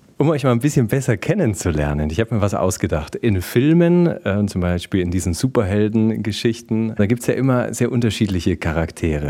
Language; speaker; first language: German; native; German